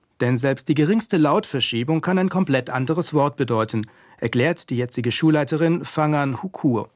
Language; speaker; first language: German; native; German